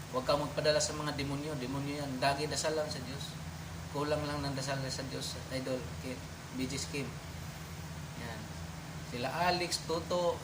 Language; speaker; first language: Filipino; non-native, local second language; Cebuano